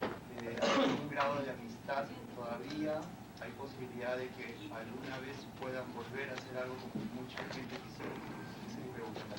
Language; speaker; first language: Spanish; native; Spanish